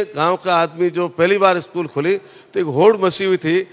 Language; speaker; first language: Hindi; native; Hindi